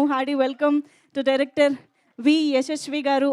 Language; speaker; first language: Telugu; native; Telugu